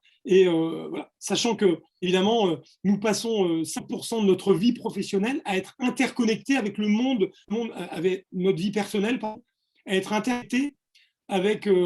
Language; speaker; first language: French; native; French